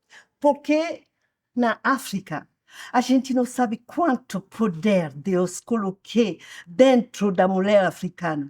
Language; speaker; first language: Portuguese; non-native, local second language; Nyanja